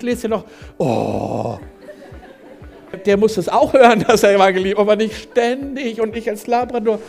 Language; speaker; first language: German; native; German